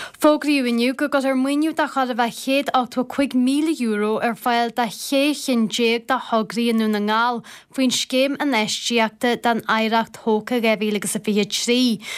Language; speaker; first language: Irish; native; Irish